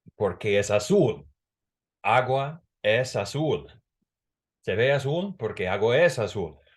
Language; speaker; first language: Spanish; non-native, fluent; English